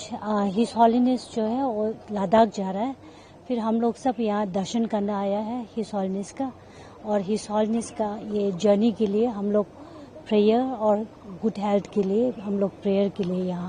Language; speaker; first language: Hindi; non-native, local second language; Tibetan